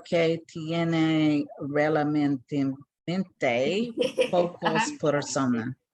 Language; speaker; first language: Spanish; non-native, learner; English